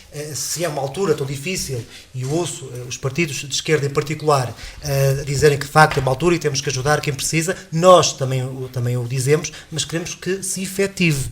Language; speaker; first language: Portuguese; native; Portuguese